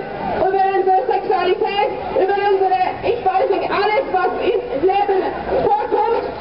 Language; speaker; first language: German; non-native, fluent; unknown